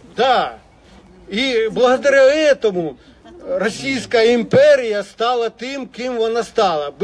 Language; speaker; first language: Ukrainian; non-native, local second language; Russian